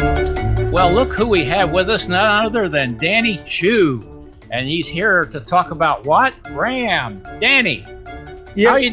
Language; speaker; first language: English; native; English